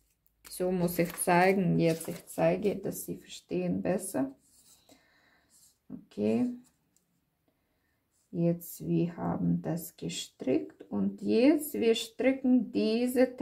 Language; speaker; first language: German; non-native, learner; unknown